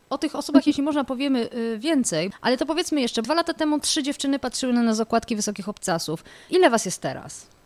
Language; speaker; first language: Polish; native; Polish